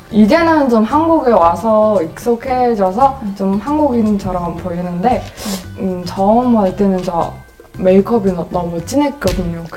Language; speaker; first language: Korean; non-native, fluent; Mongolian